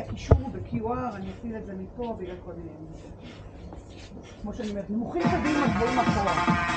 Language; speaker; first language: Hebrew; native; Hebrew